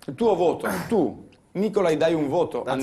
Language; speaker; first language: Italian; native; Italian